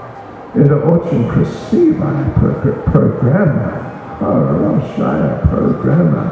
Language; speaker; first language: Russian; non-native, learner; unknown